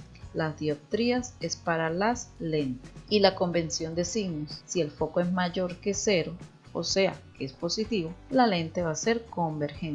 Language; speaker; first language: Spanish; native; Spanish